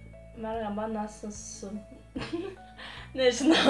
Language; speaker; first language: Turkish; non-native, learner; Lithuanian